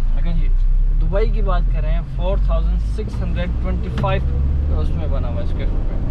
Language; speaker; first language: Hindi; early bilingual, heritage; Hindi